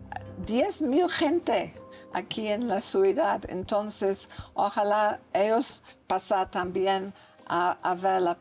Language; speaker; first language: Spanish; non-native, learner; English